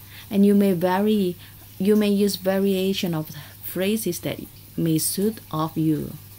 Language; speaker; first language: English; non-native, fluent; Indonesian